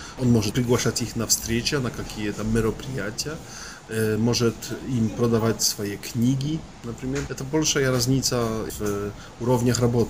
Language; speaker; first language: Russian; non-native, fluent; Polish